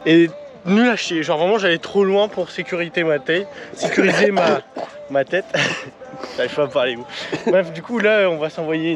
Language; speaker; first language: French; native; French